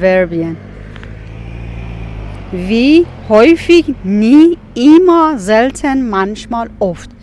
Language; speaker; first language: German; non-native, fluent; Persian